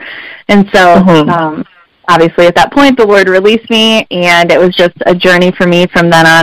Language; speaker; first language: English; native; English